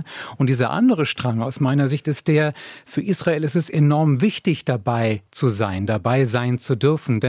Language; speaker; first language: German; native; German